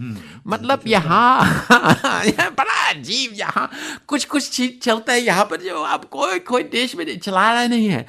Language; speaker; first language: Hindi; non-native, fluent; English